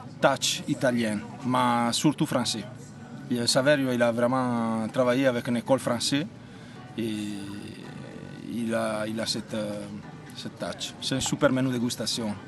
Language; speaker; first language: French; non-native, fluent; Italian